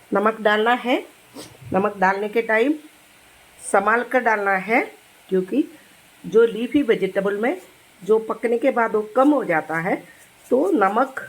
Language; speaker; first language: Hindi; non-native, local second language; Malayalam